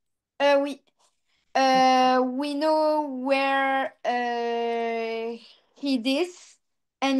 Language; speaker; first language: English; non-native, learner; French